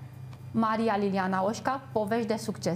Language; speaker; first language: Romanian; native; Romanian